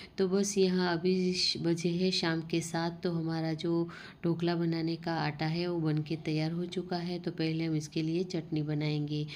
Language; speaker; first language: Hindi; non-native, local second language; Gujarati